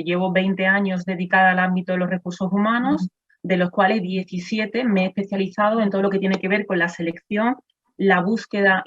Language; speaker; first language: Spanish; native; Spanish